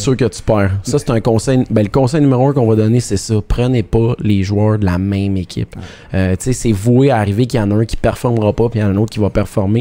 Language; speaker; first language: French; native; French